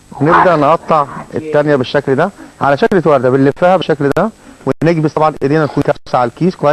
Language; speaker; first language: Arabic; native; Arabic